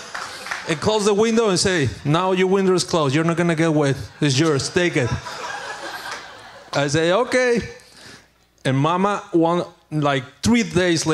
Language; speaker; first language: English; non-native, learner; Spanish